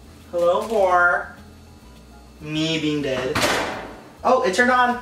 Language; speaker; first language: English; early bilingual, other home language; Spanish